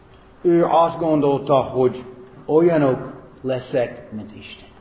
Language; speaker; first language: Hungarian; non-native, fluent; English